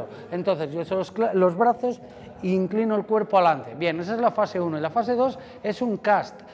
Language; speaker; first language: Spanish; native; Spanish